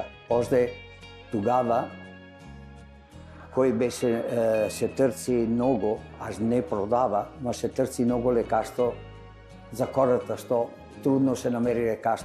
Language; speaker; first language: Bulgarian; non-native, learner; Italian